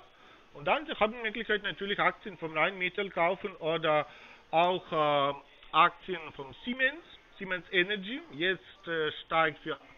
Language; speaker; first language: German; non-native, fluent; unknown